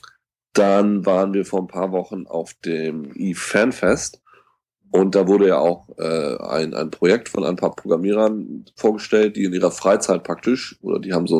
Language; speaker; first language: German; native; German